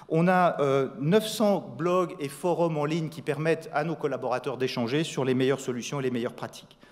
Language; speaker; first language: French; native; French